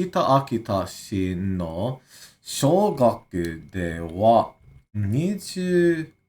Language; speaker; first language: Japanese; non-native, learner; English